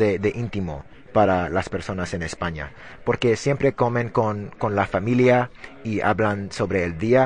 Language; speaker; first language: Spanish; non-native, learner; English